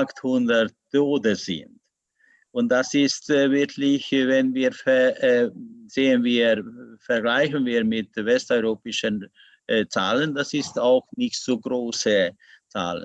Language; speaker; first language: German; non-native, learner; Hungarian